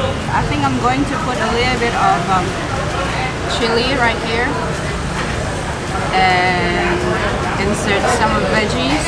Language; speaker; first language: English; non-native, fluent; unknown